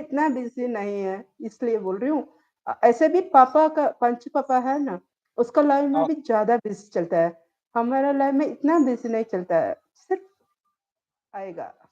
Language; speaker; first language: Hindi; non-native, local second language; Tamil